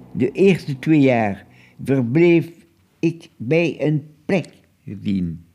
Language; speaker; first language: Dutch; non-native, local second language; French